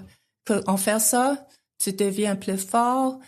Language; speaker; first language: French; non-native, local second language; English